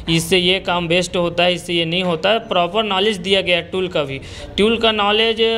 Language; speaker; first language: Hindi; native; Hindi